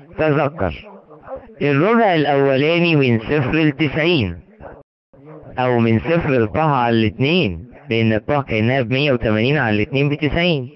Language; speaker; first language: Arabic; native; Arabic